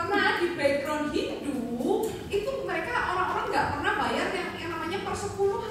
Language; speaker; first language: Indonesian; native; Indonesian